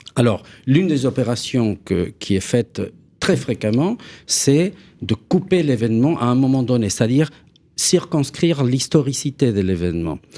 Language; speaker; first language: French; non-native, fluent; Spanish